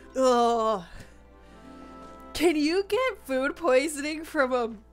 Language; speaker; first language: English; native; English